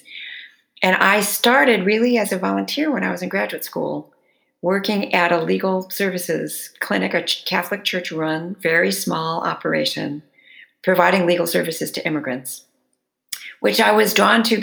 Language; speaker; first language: English; native; English